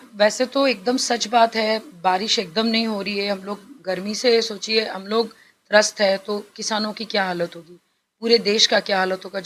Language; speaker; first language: Hindi; non-native, local second language; Bangla